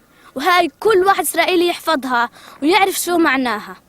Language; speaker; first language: Arabic; native; Arabic